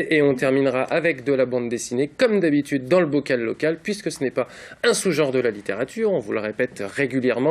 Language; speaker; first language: French; native; French